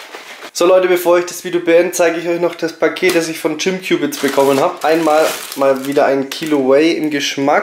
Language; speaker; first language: German; native; German